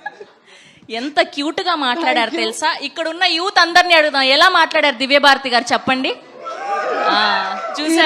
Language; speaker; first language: Telugu; native; Telugu